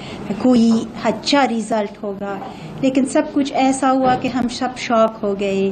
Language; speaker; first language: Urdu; non-native, fluent; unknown